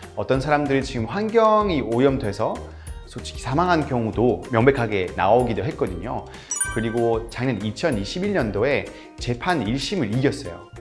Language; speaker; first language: Korean; non-native, fluent; French